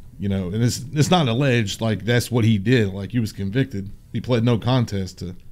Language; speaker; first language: English; native; English